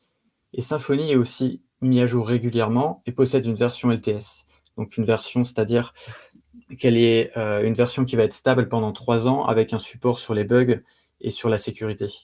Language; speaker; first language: French; native; French